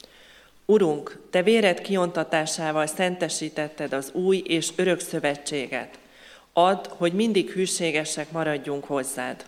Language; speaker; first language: Hungarian; native; Hungarian